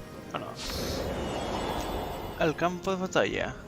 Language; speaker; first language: Spanish; native; Spanish